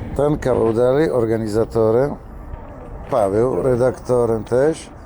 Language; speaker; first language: Polish; non-native, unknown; Italian